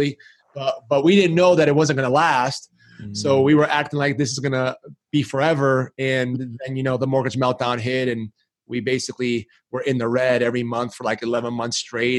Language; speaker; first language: English; early bilingual, other home language; Greek